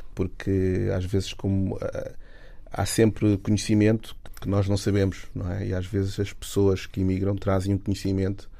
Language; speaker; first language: Portuguese; native; Portuguese